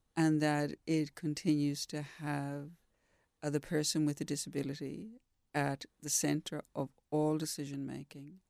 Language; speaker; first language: English; native; English